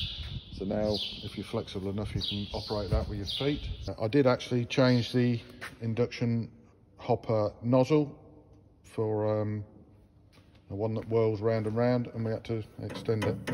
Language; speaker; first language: English; native; English